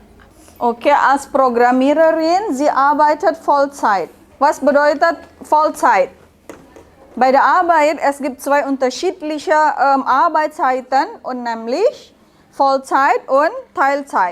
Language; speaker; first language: German; non-native, learner; Indonesian